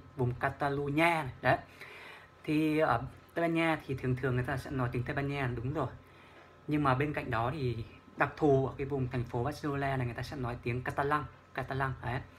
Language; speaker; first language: Vietnamese; native; Vietnamese